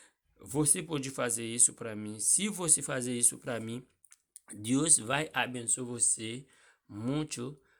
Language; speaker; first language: Portuguese; non-native, learner; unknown